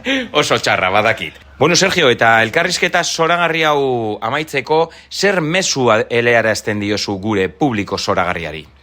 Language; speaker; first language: Basque; native; Basque